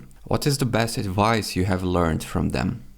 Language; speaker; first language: English; non-native, fluent; Finnish